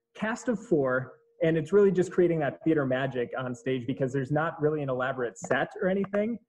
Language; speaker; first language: English; native; English